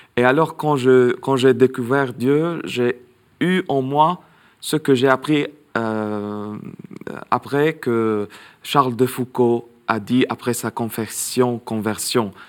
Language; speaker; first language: French; non-native, local second language; Arabic